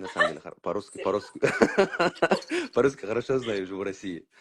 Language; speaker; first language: Russian; non-native, fluent; Uzbek